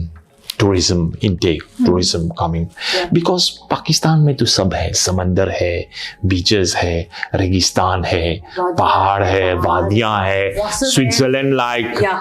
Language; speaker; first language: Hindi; non-native, fluent; Morisyen